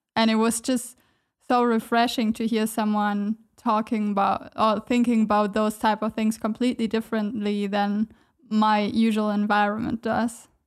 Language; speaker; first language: English; non-native, fluent; German